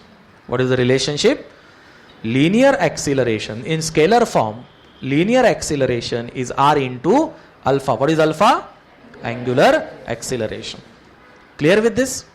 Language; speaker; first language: English; non-native, local second language; Marathi